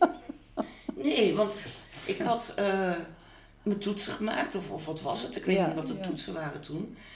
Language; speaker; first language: Dutch; native; Dutch